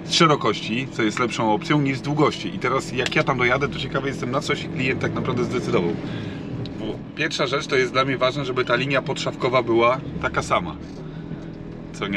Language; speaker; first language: Polish; native; Polish